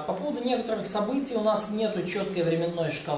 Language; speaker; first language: Russian; native; Russian